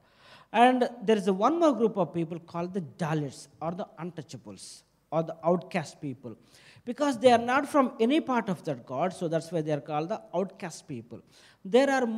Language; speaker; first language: English; non-native, local second language; Telugu